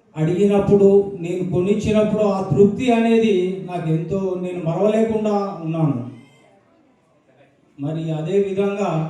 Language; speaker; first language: Telugu; native; Telugu